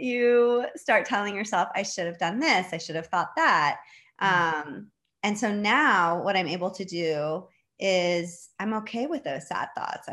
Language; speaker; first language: English; native; English